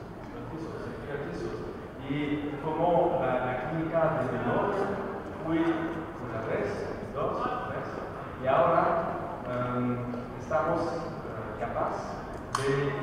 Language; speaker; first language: Spanish; non-native, learner; French